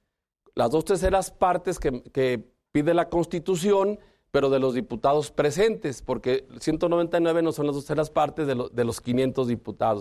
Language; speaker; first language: Spanish; native; Spanish